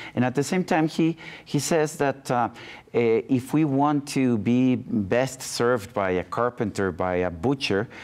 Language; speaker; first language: English; non-native, fluent; Spanish